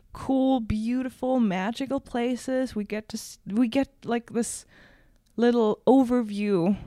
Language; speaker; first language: English; non-native, fluent; German